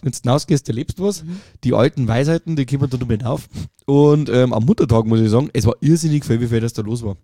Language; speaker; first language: German; native; German